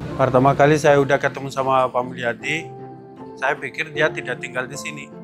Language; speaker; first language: Indonesian; non-native, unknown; Persian